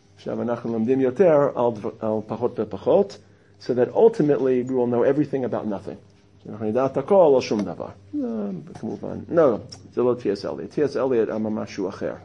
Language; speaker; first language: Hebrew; non-native, fluent; English